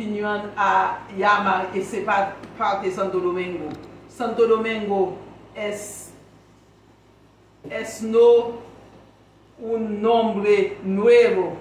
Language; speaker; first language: Spanish; non-native, learner; Haitian Creole